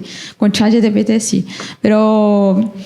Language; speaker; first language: Spanish; non-native, learner; Portuguese